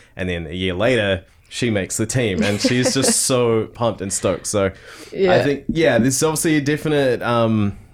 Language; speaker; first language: English; native; English